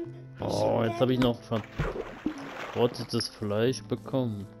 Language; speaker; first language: German; native; German